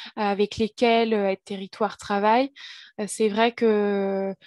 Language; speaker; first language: French; native; French